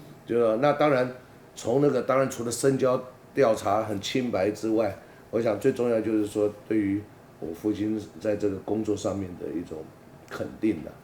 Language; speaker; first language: Chinese; native; Chinese